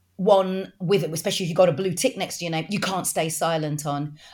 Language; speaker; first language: English; native; English